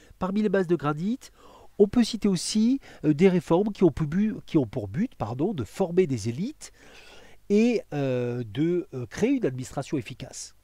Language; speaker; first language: French; native; French